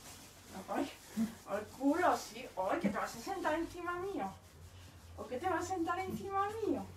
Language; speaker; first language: Spanish; native; Spanish